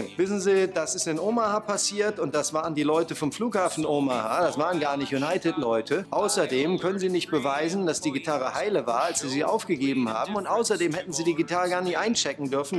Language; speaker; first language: German; native; German